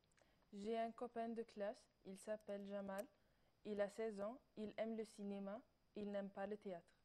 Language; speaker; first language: French; non-native, learner; Arabic